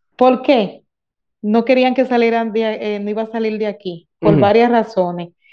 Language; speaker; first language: Spanish; native; Spanish